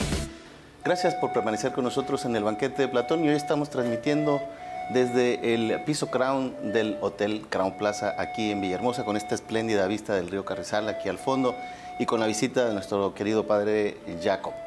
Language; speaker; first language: Spanish; native; Spanish